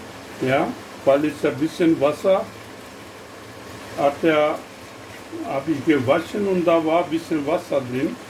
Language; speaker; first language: German; non-native, learner; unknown